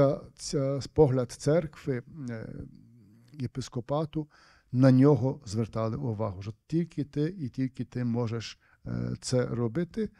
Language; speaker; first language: Ukrainian; native; Ukrainian